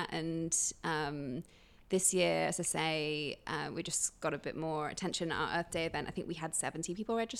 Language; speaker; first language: English; native; English